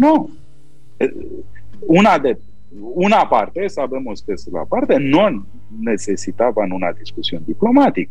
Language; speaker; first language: Spanish; non-native, fluent; Romanian